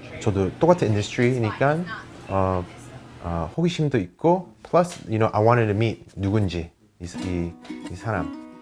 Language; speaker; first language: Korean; early bilingual, heritage; English